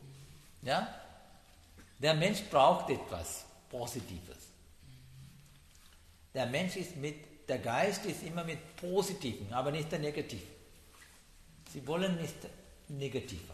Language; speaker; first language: German; non-native, learner; Sinhala